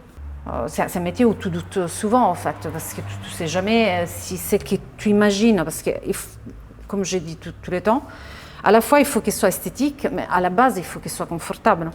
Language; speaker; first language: French; non-native, fluent; Italian